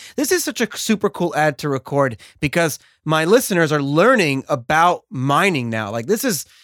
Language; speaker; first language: English; native; English